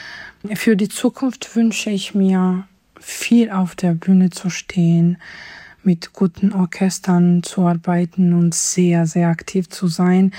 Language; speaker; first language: German; non-native, fluent; Georgian